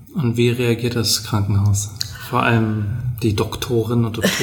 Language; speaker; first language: German; native; German